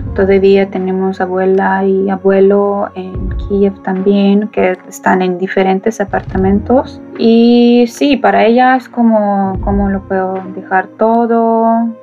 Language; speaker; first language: Spanish; non-native, fluent; Ukrainian